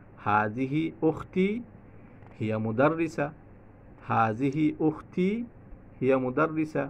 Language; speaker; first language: Arabic; non-native, fluent; Bangla